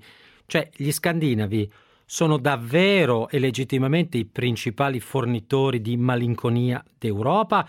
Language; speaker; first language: Italian; native; Italian